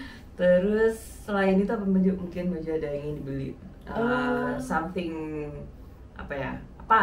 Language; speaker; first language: Indonesian; native; Indonesian